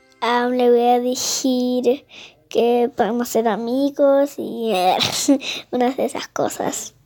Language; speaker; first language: Spanish; early bilingual, heritage; Spanish